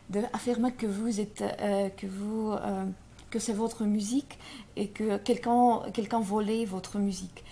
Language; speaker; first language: French; non-native, learner; Russian